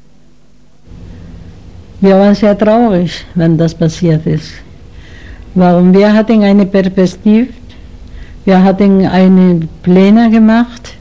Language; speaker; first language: German; non-native, learner; Spanish